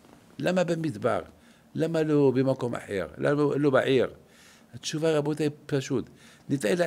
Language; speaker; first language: Hebrew; non-native, fluent; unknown